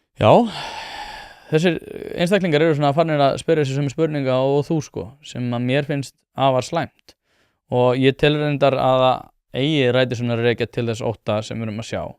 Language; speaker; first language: Icelandic; native; Icelandic